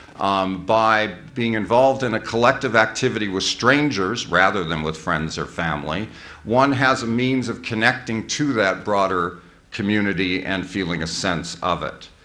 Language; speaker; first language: English; native; English